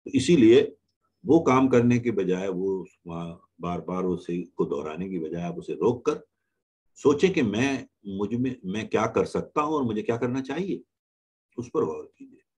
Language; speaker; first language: Urdu; native; Urdu